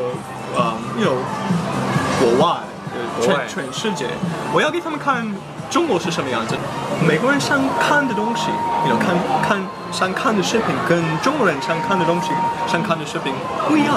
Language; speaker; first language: Chinese; non-native, fluent; English